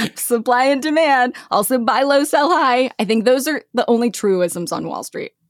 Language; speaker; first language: English; native; English